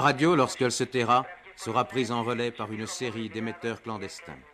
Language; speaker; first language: French; native; French